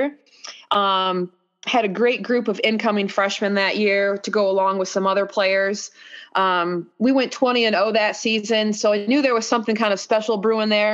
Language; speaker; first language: English; native; English